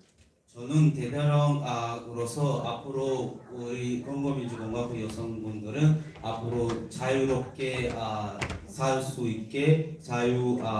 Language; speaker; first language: Korean; non-native, learner; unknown